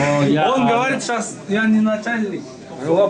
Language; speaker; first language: Russian; non-native, learner; Chinese